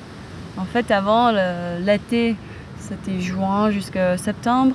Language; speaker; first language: French; non-native, fluent; English